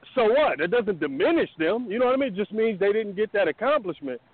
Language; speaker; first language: English; native; English